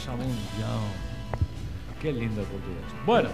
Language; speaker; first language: Portuguese; non-native, learner; Spanish